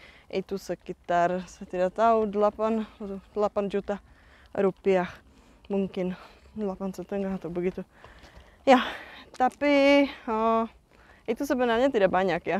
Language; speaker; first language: Indonesian; non-native, fluent; Czech